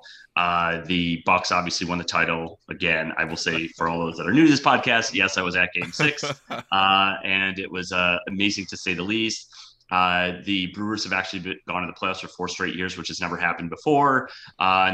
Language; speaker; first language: English; native; English